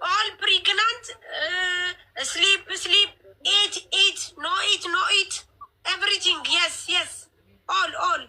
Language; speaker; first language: English; non-native, learner; Amharic